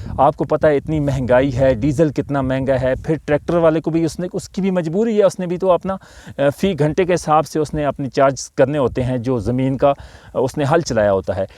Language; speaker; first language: Urdu; non-native, local second language; Punjabi